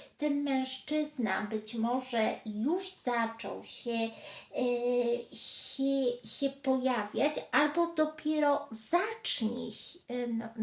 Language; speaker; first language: Polish; native; Polish